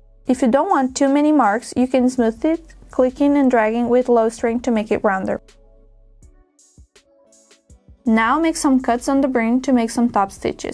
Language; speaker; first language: English; non-native, fluent; Portuguese